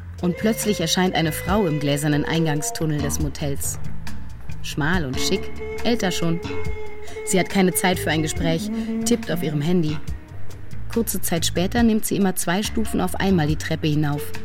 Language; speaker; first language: German; native; German